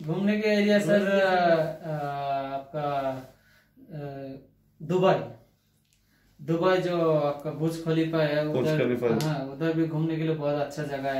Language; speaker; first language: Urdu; non-native, local second language; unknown